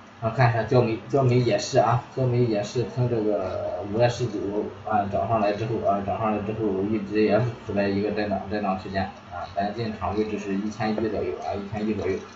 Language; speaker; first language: Chinese; native; Chinese